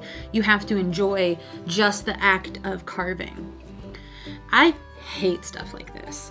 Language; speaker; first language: English; native; English